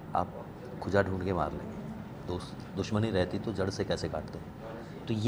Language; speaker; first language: Hindi; native; Hindi